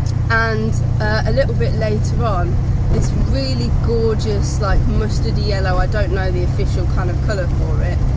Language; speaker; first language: English; native; English